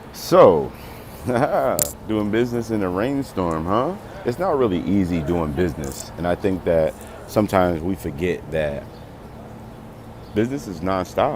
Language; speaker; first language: English; native; English